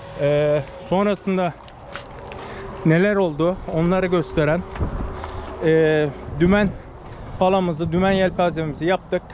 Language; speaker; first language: Turkish; native; Turkish